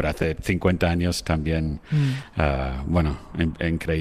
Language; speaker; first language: Spanish; non-native, fluent; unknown